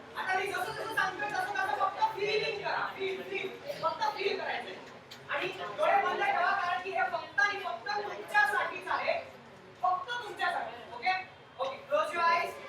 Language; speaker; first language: Marathi; non-native, local second language; Telugu